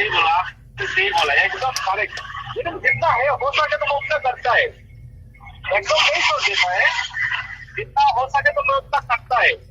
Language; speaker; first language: Hindi; non-native, learner; Bangla